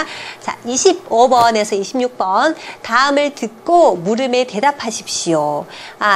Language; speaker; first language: Korean; non-native, fluent; Chinese